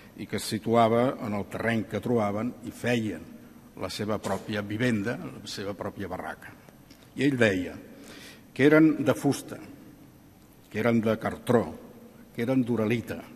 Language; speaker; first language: Catalan; non-native, local second language; Spanish